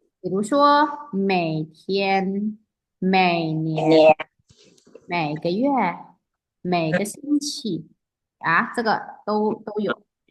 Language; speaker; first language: Chinese; non-native, fluent; Indonesian